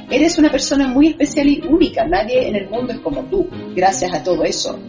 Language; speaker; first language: Spanish; early bilingual, other home language; Portuguese